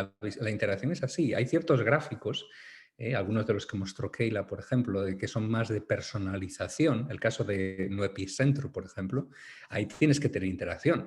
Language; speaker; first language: Spanish; native; Spanish